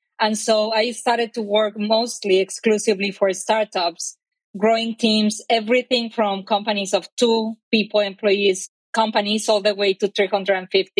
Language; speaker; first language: English; non-native, fluent; Spanish